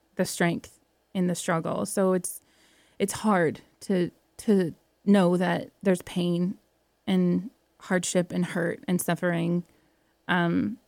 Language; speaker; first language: English; native; English